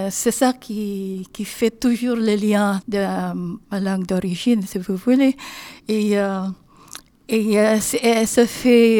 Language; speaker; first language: French; non-native, learner; Filipino